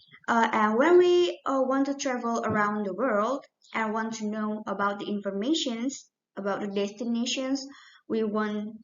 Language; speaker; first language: English; non-native, learner; Indonesian